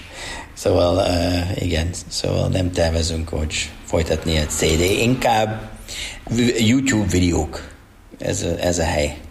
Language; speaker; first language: Hungarian; non-native, learner; English